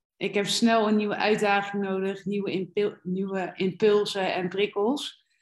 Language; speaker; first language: Dutch; native; Dutch